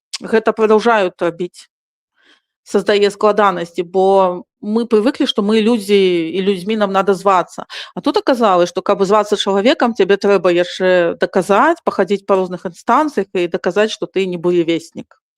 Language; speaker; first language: Belarusian; non-native, local second language; Russian